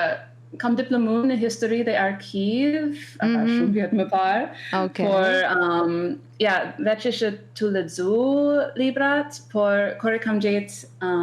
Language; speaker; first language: Albanian; non-native, learner; English